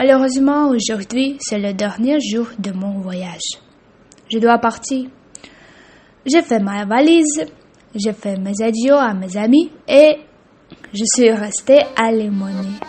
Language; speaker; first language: French; non-native, learner; Russian